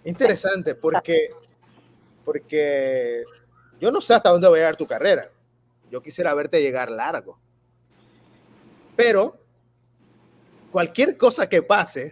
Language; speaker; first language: Spanish; native; Spanish